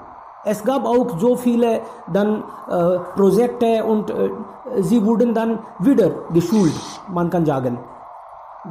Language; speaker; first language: German; non-native, fluent; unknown